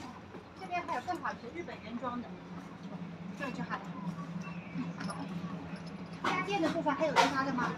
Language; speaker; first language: Chinese; native; Chinese